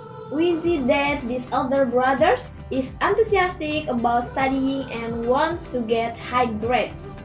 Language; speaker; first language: English; non-native, learner; Indonesian